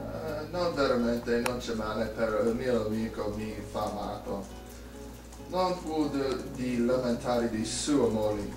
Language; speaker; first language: Italian; non-native, learner; English